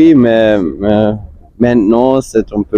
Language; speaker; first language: French; non-native, learner; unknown